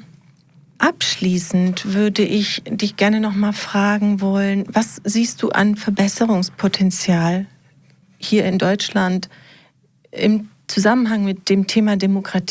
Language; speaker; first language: German; native; German